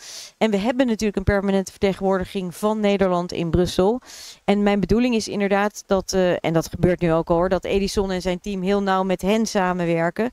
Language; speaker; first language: Dutch; native; Dutch